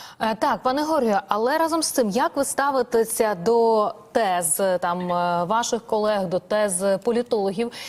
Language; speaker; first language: Ukrainian; native; Ukrainian